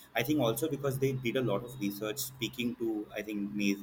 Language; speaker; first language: English; non-native, local second language; Hindi